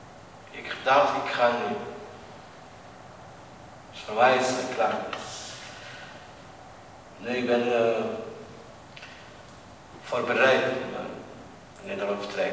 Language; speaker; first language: Dutch; non-native, learner; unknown